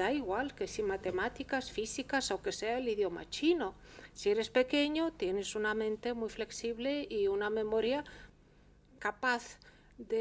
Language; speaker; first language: Spanish; early bilingual, heritage; Spanish